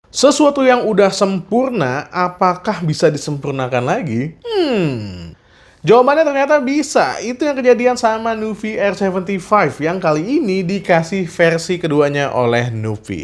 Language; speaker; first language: Indonesian; native; Indonesian